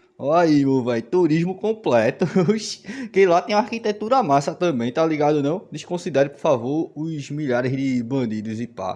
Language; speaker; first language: Portuguese; native; Portuguese